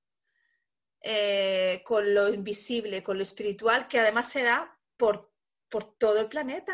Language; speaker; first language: Spanish; native; Spanish